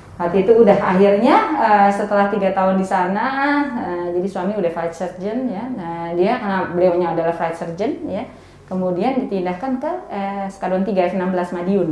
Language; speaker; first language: Indonesian; native; Indonesian